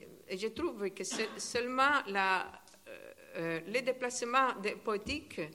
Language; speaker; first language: French; non-native, learner; Italian